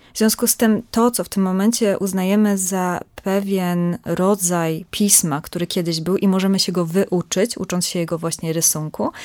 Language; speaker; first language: Polish; native; Polish